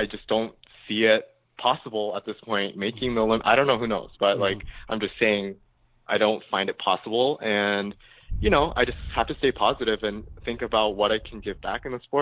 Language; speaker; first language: English; early bilingual, other home language; Japanese